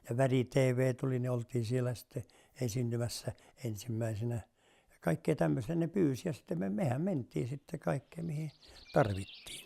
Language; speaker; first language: Finnish; native; Finnish